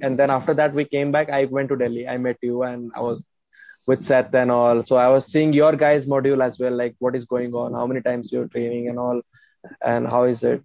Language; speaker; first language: English; non-native, local second language; Hindi